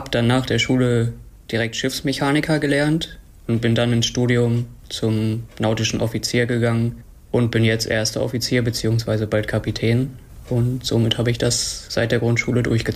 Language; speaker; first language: German; native; German